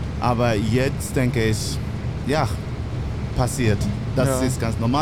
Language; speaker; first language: German; non-native, learner; English